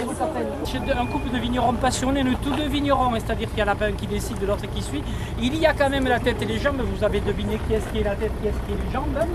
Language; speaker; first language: French; native; French